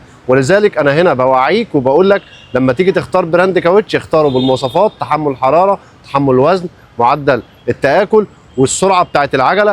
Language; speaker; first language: Arabic; native; Arabic